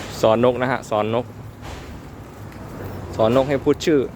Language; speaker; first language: Thai; native; Thai